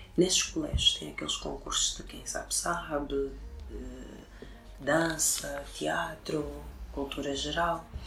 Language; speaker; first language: Portuguese; early bilingual, other home language; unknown